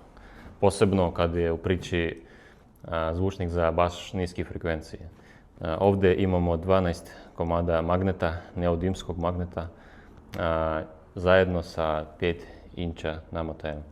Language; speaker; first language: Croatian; non-native, fluent; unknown